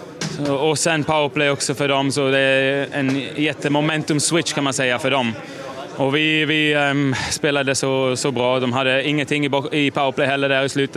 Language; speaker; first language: Swedish; non-native, fluent; German